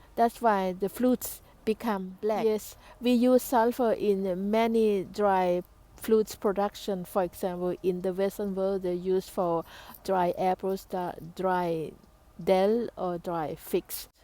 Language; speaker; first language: English; non-native, learner; Thai